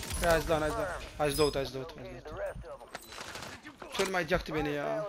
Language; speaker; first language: Dutch; non-native, local second language; Turkish